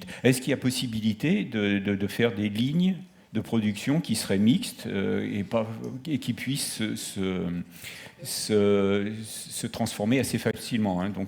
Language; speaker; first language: French; native; French